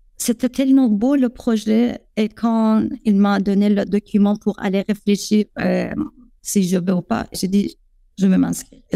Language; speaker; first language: French; non-native, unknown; Persian